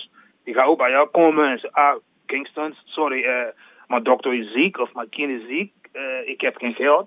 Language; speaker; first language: Dutch; non-native, learner; English